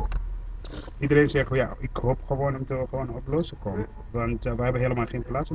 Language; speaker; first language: Dutch; non-native, learner; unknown